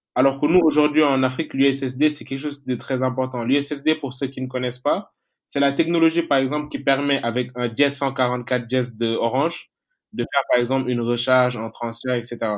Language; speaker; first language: French; non-native, local second language; Wolof